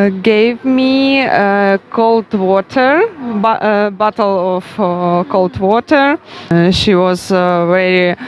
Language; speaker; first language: English; non-native, learner; Russian